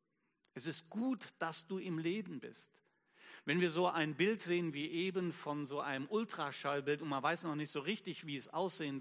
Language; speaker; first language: German; native; German